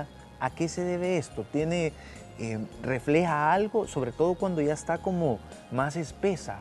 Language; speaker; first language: Spanish; native; Spanish